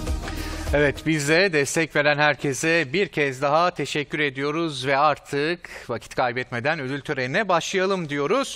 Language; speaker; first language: Turkish; native; Turkish